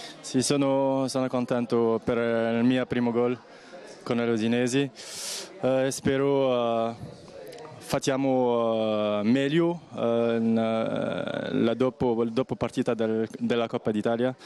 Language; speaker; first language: Italian; non-native, learner; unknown